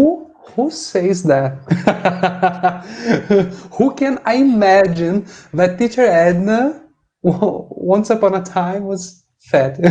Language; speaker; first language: English; non-native, fluent; Portuguese